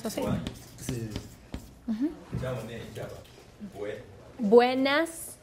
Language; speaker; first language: Chinese; non-native, learner; Spanish